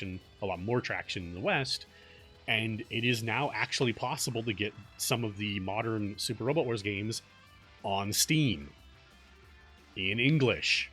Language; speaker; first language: English; native; English